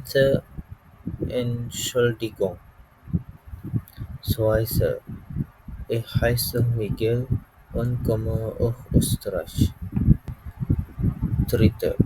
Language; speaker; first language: German; non-native, learner; Malay